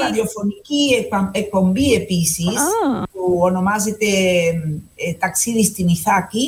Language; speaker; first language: Greek; non-native, fluent; Spanish